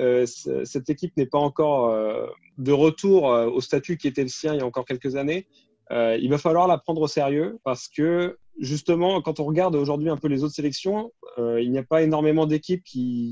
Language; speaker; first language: French; native; French